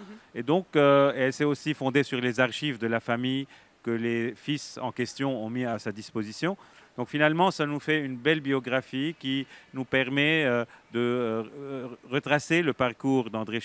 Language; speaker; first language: French; native; French